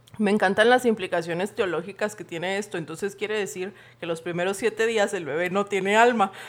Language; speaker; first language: Spanish; native; Spanish